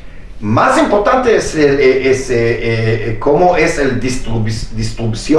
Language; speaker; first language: Spanish; non-native, fluent; Hebrew